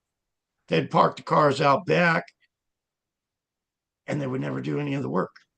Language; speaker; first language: English; native; English